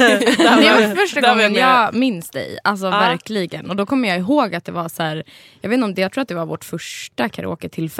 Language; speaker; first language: Swedish; native; Swedish